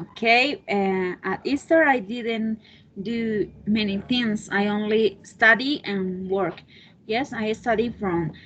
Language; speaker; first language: English; non-native, learner; Spanish